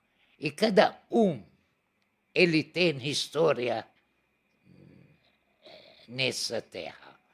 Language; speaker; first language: Portuguese; non-native, learner; Arabic